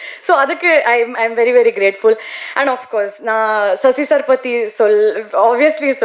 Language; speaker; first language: Tamil; non-native, learner; Kannada